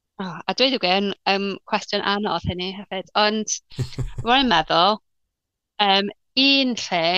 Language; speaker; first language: Welsh; non-native, learner; English